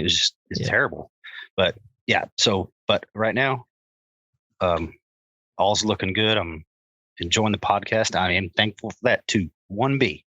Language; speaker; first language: English; native; English